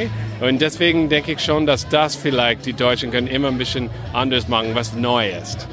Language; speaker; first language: German; non-native, fluent; English